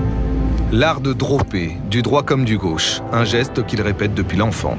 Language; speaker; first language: French; native; French